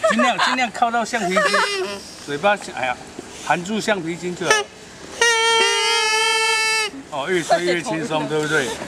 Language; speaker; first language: Chinese; native; Chinese